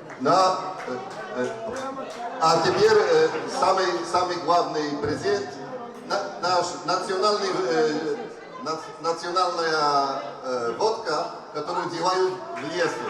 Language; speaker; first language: Russian; non-native, learner; Polish